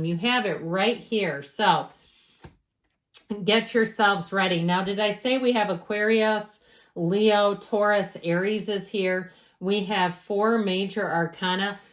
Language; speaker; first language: English; native; English